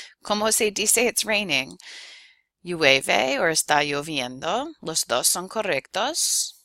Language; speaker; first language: Spanish; non-native, fluent; English